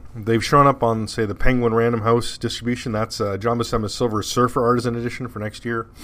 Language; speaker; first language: English; native; English